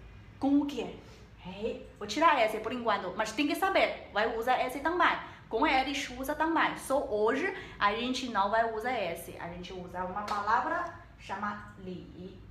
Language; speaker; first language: Portuguese; non-native, learner; Chinese